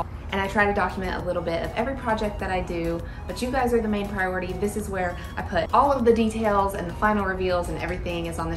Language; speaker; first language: English; native; English